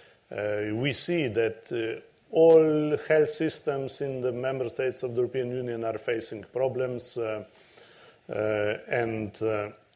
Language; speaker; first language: English; non-native, fluent; Slovenian